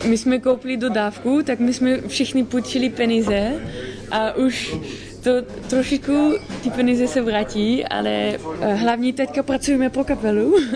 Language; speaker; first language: Czech; non-native, learner; Dutch